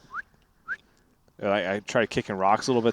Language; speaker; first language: English; native; English